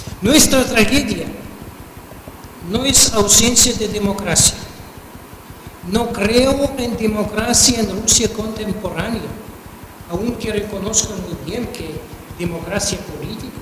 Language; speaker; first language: Spanish; non-native, fluent; Russian